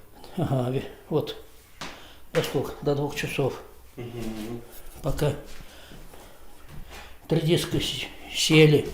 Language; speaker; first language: Russian; native; Russian